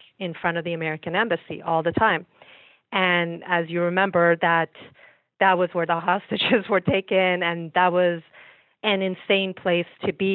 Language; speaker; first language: English; early bilingual, other home language; Persian